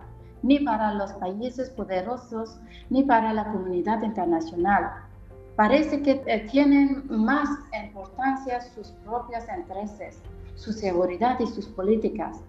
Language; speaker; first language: Spanish; non-native, fluent; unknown